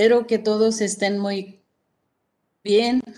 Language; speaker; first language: Spanish; non-native, fluent; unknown